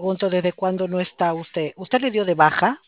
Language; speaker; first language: Spanish; native; Spanish